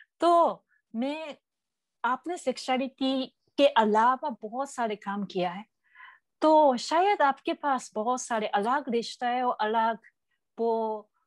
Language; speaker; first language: Hindi; non-native, learner; Japanese